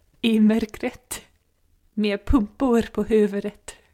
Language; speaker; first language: Swedish; non-native, fluent; English